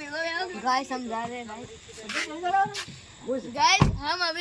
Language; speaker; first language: Hindi; non-native, local second language; Gujarati